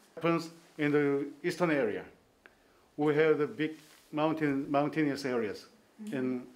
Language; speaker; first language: English; non-native, fluent; Korean